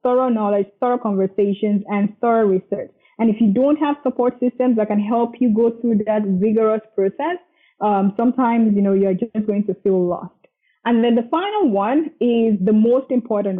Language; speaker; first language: English; non-native, local second language; Yoruba